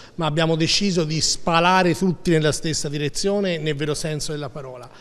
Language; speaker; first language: Italian; native; Italian